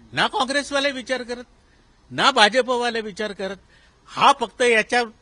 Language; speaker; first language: Marathi; native; Marathi